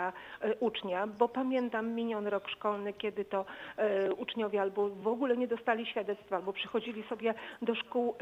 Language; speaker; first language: Polish; native; Polish